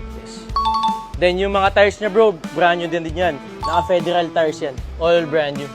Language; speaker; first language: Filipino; native; Filipino